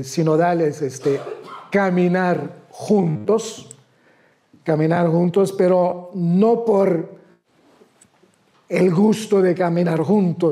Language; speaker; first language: Spanish; non-native, fluent; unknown